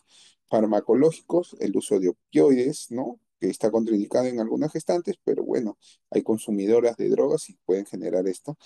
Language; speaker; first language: Spanish; native; Spanish